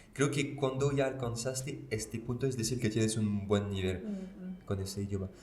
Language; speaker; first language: Spanish; non-native, fluent; French